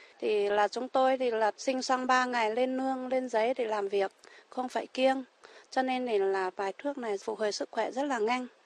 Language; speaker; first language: Vietnamese; non-native, local second language; Iu Mien